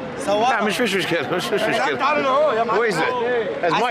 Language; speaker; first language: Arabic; non-native, learner; English